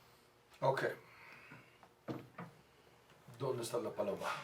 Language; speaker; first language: Spanish; non-native, learner; English